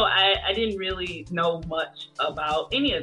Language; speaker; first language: English; native; English